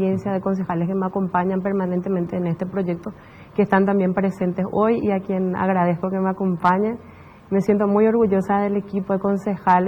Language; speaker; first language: Spanish; native; Spanish